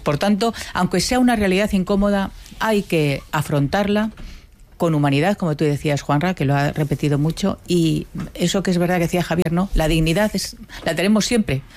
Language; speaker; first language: Spanish; native; Spanish